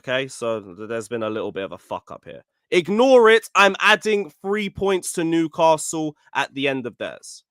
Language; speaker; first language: English; native; English